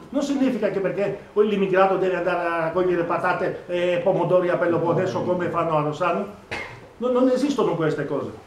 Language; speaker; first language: Italian; non-native, fluent; Greek